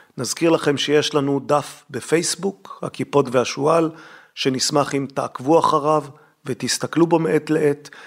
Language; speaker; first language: Hebrew; native; Hebrew